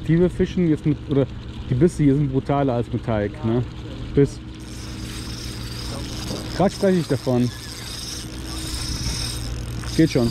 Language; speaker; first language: German; native; German